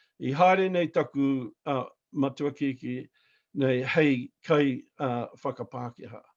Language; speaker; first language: Māori; non-native, local second language; English